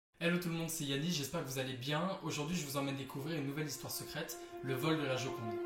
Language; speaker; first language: French; native; French